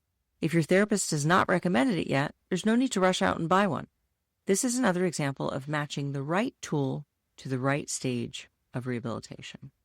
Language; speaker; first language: English; native; English